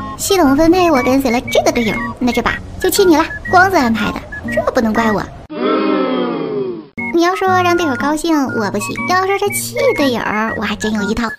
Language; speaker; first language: Chinese; native; Chinese